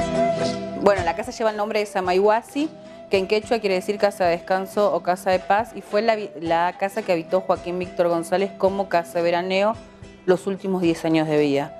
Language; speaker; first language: Spanish; native; Spanish